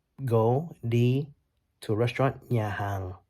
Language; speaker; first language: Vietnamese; early bilingual, heritage; Vietnamese